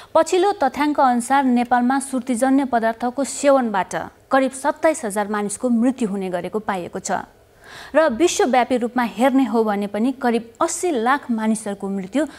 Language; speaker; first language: Nepali; native; Nepali